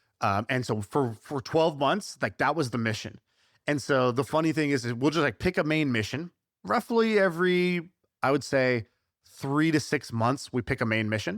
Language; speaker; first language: English; native; English